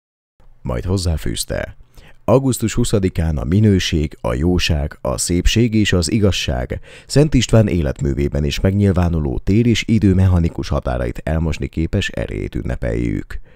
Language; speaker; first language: Hungarian; native; Hungarian